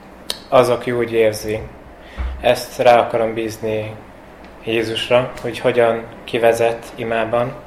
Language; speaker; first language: Hungarian; early bilingual, heritage; Hungarian